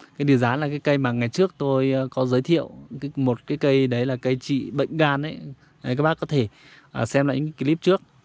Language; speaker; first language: Vietnamese; non-native, local second language; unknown